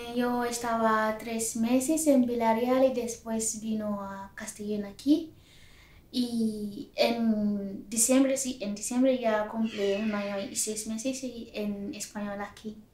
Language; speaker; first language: Spanish; non-native, learner; Yoruba